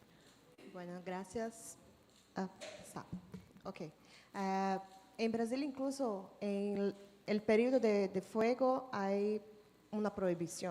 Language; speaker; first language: Spanish; non-native, fluent; Portuguese